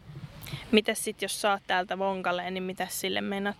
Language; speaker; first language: Finnish; native; Finnish